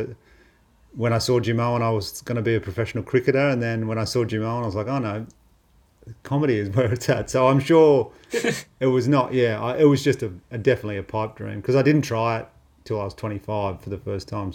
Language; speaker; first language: English; native; English